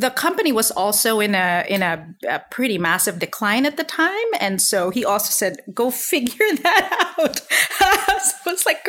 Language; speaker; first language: English; non-native, local second language; Filipino